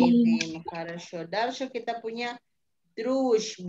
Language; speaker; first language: Russian; non-native, fluent; Indonesian